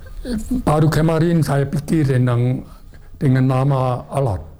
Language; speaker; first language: Indonesian; non-native, fluent; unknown